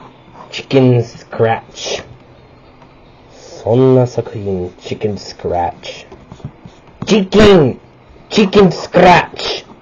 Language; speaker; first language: Japanese; non-native, learner; English